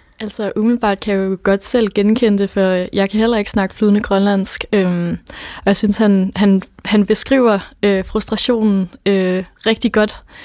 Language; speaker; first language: Danish; native; Danish